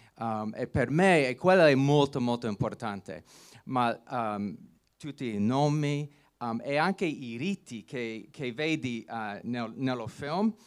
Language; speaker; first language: Italian; non-native, learner; English